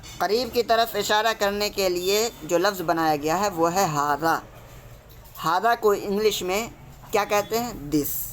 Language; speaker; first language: Urdu; native; Urdu